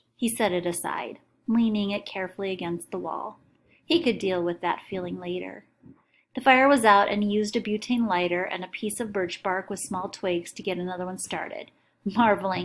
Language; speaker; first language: English; native; English